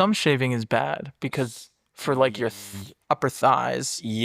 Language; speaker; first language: English; native; English